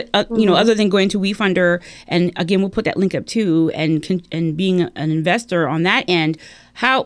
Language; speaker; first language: English; native; English